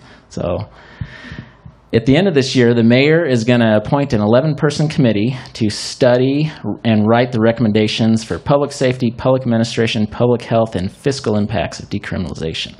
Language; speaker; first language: English; native; English